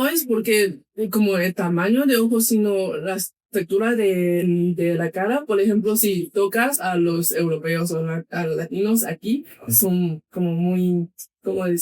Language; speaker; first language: Spanish; non-native, fluent; Chinese